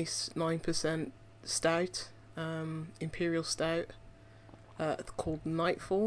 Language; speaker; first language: English; native; English